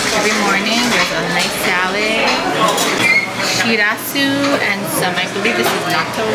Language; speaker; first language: English; native; English